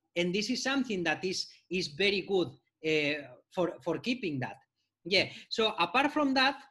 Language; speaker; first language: English; non-native, fluent; Spanish